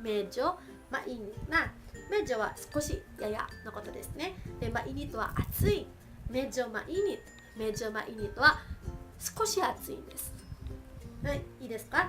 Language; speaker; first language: Japanese; early bilingual, other home language; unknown